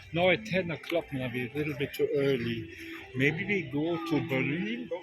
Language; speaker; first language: English; non-native, learner; German